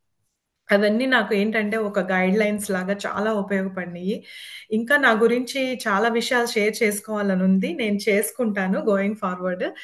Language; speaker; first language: Telugu; native; Telugu